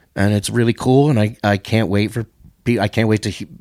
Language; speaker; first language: English; native; English